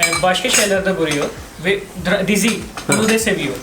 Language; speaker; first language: Turkish; non-native, learner; Urdu